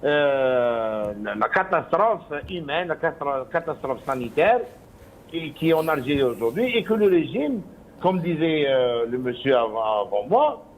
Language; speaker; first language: French; non-native, local second language; Arabic